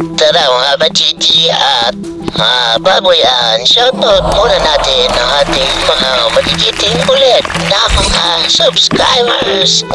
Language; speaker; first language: Filipino; native; Filipino